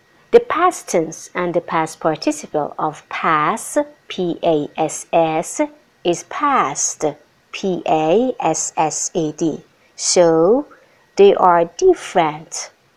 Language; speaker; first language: English; non-native, fluent; Persian